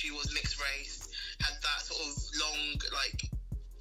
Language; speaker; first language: English; native; English